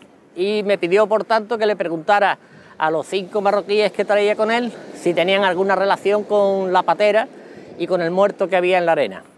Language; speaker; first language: Spanish; native; Spanish